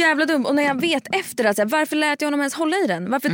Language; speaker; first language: Swedish; native; Swedish